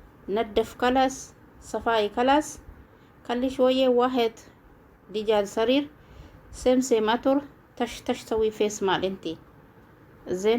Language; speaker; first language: Arabic; non-native, learner; Oromo